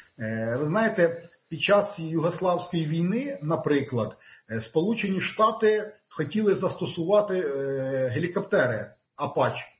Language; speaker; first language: Ukrainian; native; Ukrainian